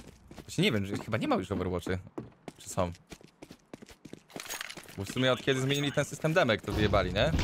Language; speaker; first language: Polish; native; Polish